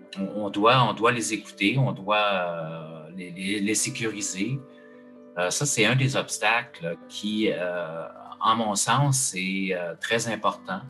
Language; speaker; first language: French; native; French